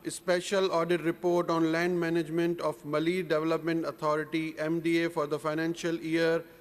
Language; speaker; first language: English; non-native, local second language; Urdu